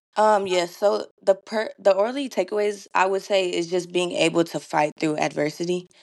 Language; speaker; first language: English; native; English